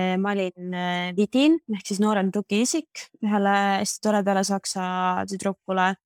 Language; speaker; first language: Estonian; native; Estonian